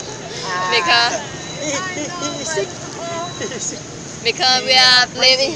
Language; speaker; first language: English; non-native, learner; Vietnamese